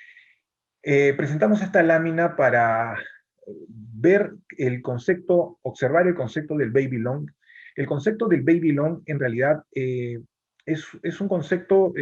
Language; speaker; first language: Spanish; native; Spanish